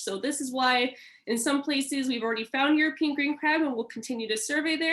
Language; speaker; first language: English; native; English